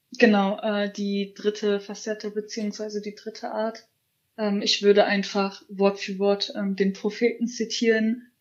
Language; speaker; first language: German; early bilingual, other home language; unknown